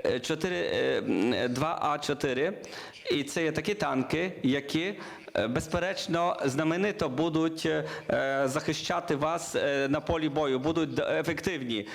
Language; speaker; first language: Ukrainian; non-native, learner; Polish